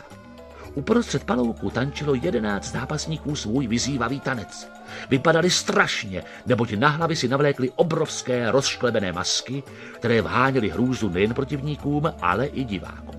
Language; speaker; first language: Czech; native; Czech